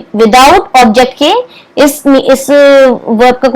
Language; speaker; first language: Hindi; native; Hindi